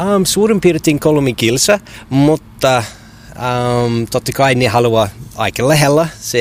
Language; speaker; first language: Finnish; non-native, learner; English